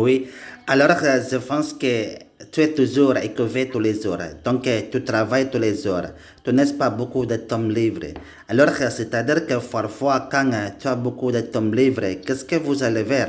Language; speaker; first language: French; non-native, learner; Indonesian